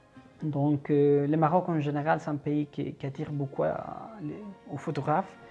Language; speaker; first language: French; non-native, fluent; Spanish